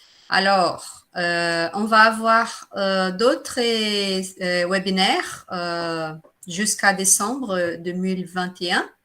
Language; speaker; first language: French; non-native, fluent; Portuguese